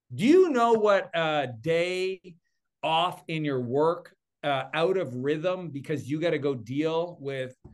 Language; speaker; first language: English; native; English